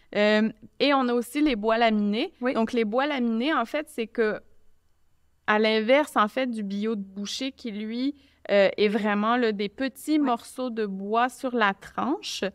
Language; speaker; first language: French; native; French